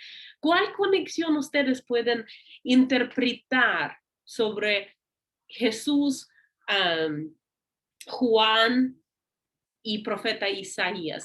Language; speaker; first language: Spanish; non-native, learner; English